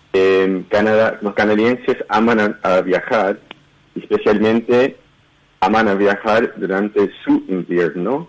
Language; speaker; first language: Spanish; early bilingual, heritage; Spanish